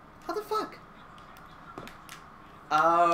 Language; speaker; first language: English; native; English